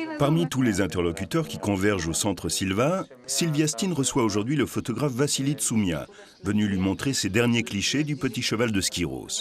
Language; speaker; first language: French; native; French